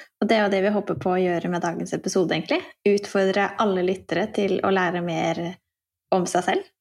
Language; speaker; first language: Norwegian; native; Norwegian